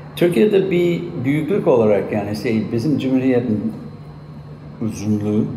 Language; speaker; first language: Turkish; non-native, fluent; Irish